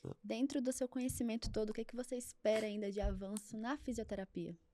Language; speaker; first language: Portuguese; native; Portuguese